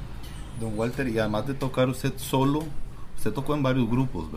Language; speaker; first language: Spanish; native; Spanish